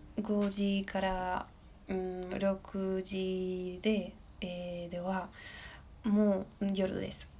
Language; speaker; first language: Japanese; non-native, learner; Spanish